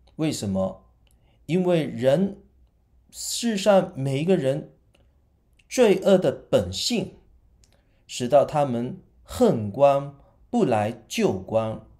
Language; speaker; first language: Chinese; non-native, local second language; Cantonese